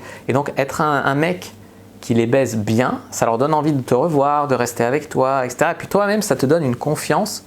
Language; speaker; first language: French; native; French